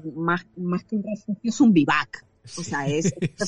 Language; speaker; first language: Spanish; native; Spanish